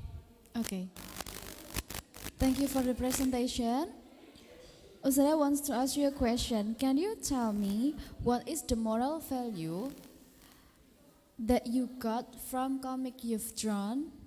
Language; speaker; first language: English; non-native, fluent; Indonesian